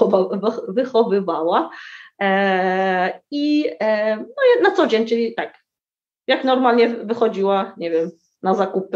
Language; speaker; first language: Polish; early bilingual, heritage; Arabic